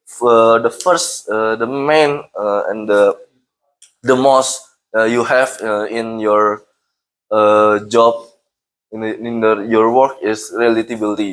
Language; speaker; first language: English; non-native, learner; Indonesian